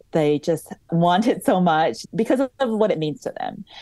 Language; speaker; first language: English; native; English